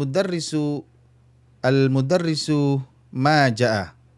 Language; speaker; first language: Arabic; non-native, fluent; Indonesian